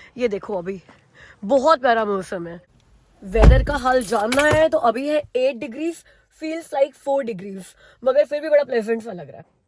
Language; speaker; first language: Hindi; native; Hindi